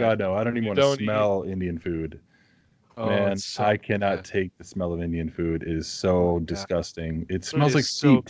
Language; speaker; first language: English; native; English